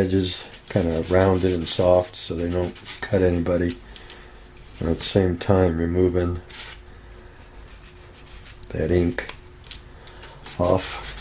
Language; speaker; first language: English; native; English